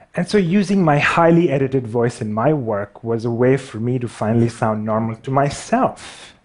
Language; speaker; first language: English; non-native, local second language; Urdu